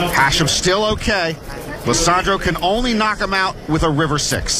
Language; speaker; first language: English; native; English